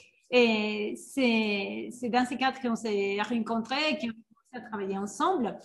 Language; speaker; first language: French; non-native, fluent; Spanish